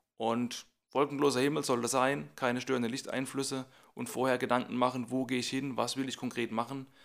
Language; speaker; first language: German; native; German